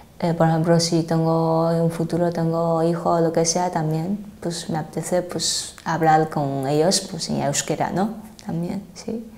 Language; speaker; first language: Spanish; non-native, fluent; Chinese